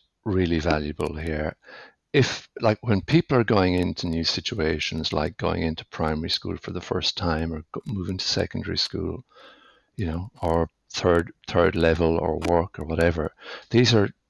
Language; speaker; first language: English; native; English